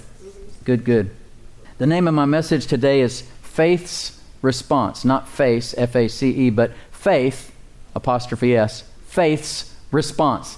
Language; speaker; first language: English; native; English